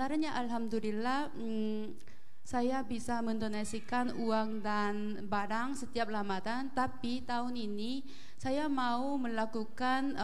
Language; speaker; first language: Indonesian; non-native, learner; Korean